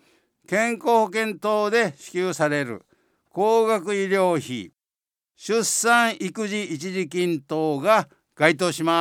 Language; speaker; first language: Japanese; native; Japanese